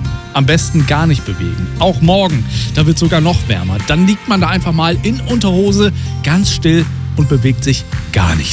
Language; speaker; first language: German; native; German